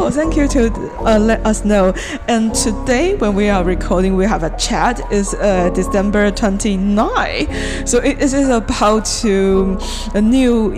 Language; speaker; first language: English; non-native, learner; Chinese